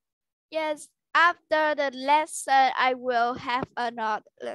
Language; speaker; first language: English; non-native, learner; Vietnamese